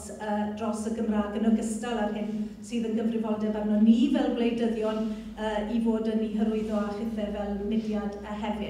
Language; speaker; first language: Welsh; native; Welsh